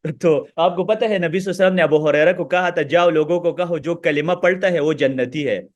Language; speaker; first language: Urdu; non-native, local second language; Pashto